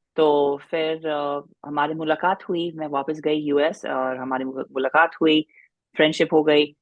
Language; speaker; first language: Hindi; non-native, fluent; English